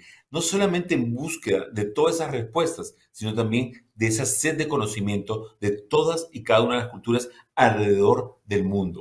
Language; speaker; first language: Spanish; native; Spanish